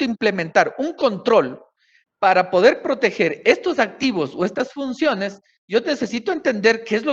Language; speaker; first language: Spanish; native; Spanish